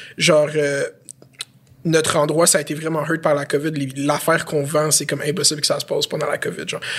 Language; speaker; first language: French; native; French